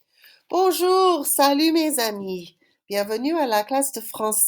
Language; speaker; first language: French; non-native, fluent; English